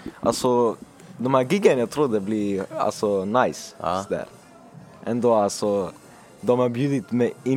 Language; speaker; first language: Swedish; early bilingual, other home language; Finnish